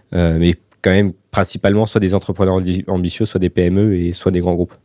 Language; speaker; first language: French; native; French